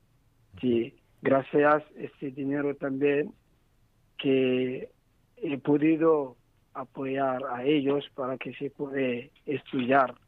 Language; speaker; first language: Spanish; non-native, learner; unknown